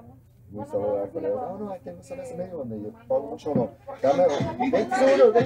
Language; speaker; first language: Spanish; early bilingual, heritage; English